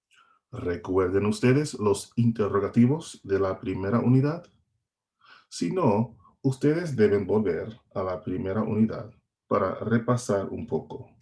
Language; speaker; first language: Spanish; non-native, fluent; English